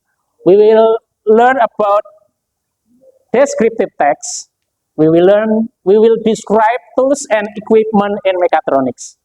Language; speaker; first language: English; non-native, fluent; Indonesian